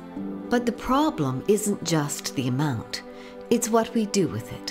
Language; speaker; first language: English; native; English